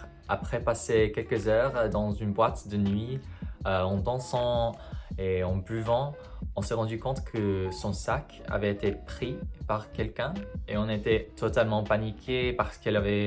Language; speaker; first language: French; non-native, fluent; English